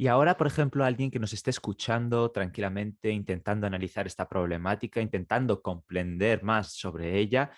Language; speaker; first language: Spanish; native; Spanish